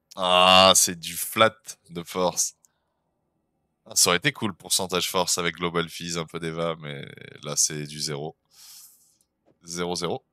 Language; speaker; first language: French; native; French